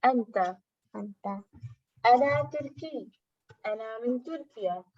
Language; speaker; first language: Arabic; non-native, learner; Urdu